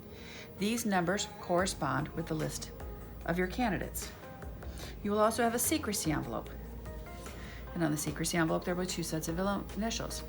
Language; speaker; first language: English; native; English